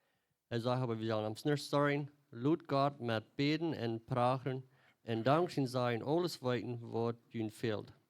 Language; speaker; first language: German; non-native, learner; Plautdietsch